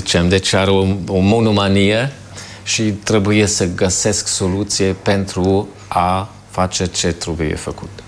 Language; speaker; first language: Romanian; non-native, fluent; German